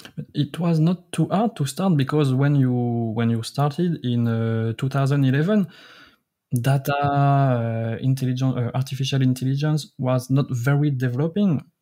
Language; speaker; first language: English; non-native, learner; French